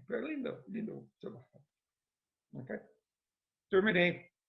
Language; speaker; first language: Spanish; non-native, fluent; English